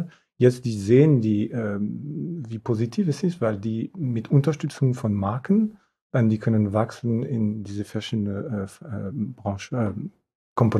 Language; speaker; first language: German; non-native, fluent; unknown